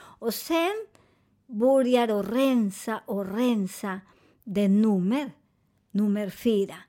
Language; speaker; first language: Swedish; non-native, fluent; Spanish